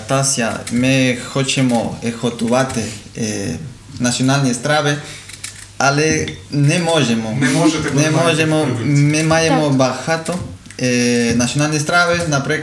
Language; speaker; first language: Ukrainian; non-native, learner; Spanish